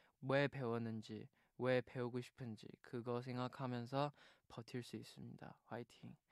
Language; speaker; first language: Korean; non-native, fluent; Chinese